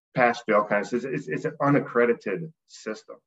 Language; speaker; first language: English; native; English